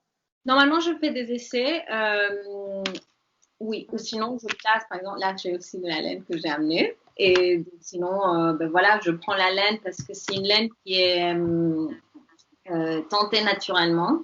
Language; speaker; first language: French; non-native, fluent; Spanish